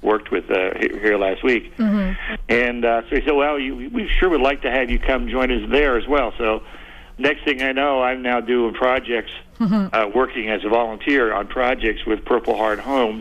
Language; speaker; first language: English; native; English